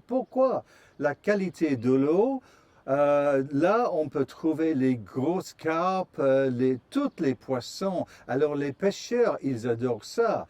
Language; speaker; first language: French; non-native, fluent; English